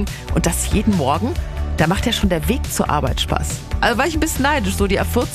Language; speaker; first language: German; native; German